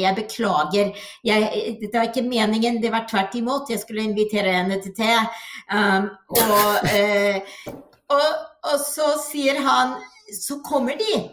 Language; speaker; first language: Norwegian; non-native, fluent; English